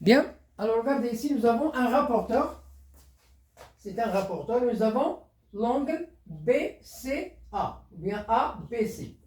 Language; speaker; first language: French; non-native, local second language; Arabic